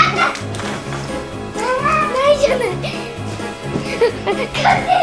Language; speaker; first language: Japanese; native; Japanese